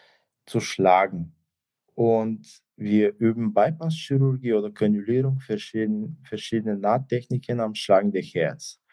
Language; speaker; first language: German; non-native, fluent; Bulgarian